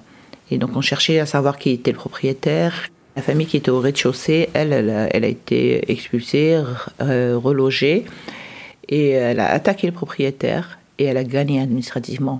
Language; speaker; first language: French; early bilingual, other home language; Arabic